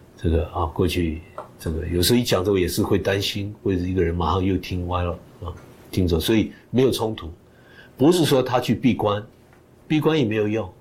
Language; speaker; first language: Chinese; native; Chinese